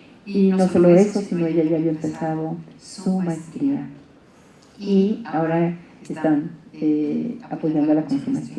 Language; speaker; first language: Spanish; native; Spanish